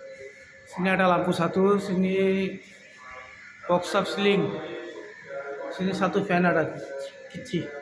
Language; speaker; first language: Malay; non-native, learner; Bangla